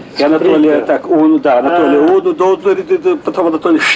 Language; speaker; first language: Russian; non-native, learner; Italian